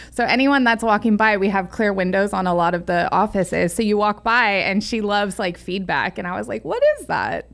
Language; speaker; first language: English; native; English